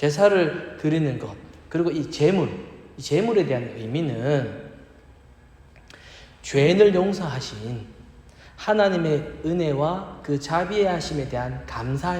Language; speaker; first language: Korean; native; Korean